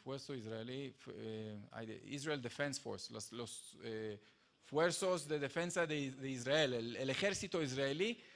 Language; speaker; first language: Spanish; non-native, fluent; Hebrew